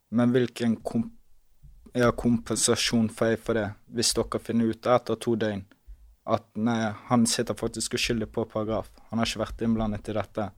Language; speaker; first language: Norwegian; native; Norwegian